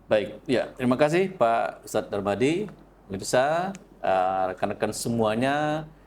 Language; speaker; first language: Indonesian; native; Indonesian